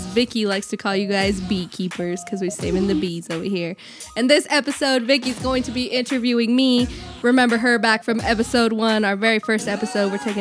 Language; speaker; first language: English; native; English